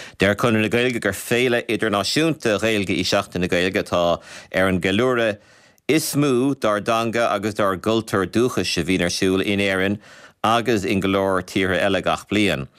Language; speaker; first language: Irish; native; Irish